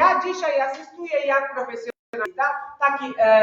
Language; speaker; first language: Polish; non-native, learner; Italian